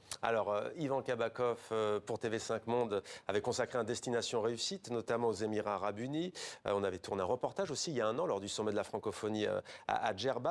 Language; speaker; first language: French; native; French